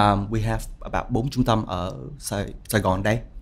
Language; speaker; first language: Vietnamese; early bilingual, heritage; Vietnamese